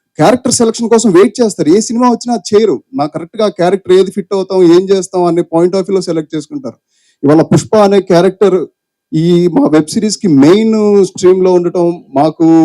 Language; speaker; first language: Telugu; native; Telugu